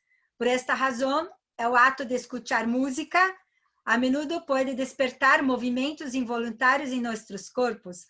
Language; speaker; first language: Spanish; non-native, learner; Portuguese